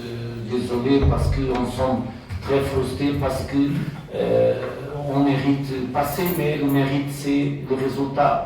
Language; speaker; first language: French; non-native, fluent; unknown